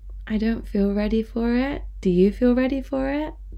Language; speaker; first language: English; native; English